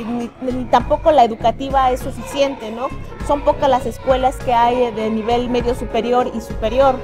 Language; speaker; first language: Spanish; native; Spanish